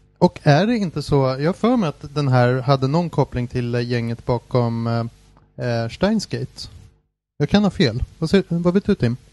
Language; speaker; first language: Swedish; native; Swedish